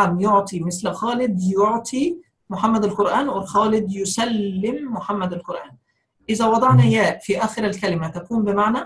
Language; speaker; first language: Arabic; non-native, fluent; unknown